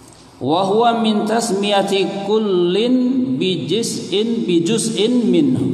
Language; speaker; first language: Arabic; non-native, fluent; Indonesian